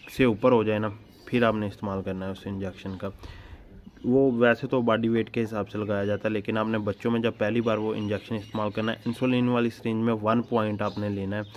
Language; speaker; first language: Urdu; non-native, local second language; Punjabi